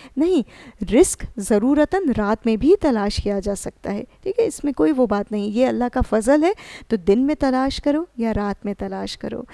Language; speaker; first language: Urdu; native; Urdu